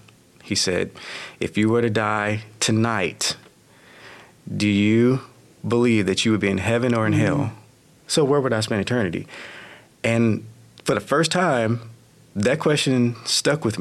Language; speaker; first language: English; native; English